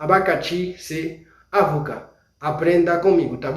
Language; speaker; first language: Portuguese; non-native, fluent; Haitian Creole